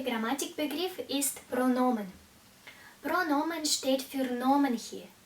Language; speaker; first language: German; non-native, fluent; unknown